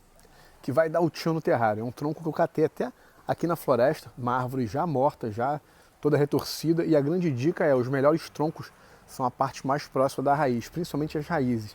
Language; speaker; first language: Portuguese; native; Portuguese